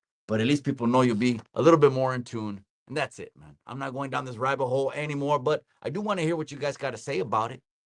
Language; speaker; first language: English; early bilingual, other home language; Spanish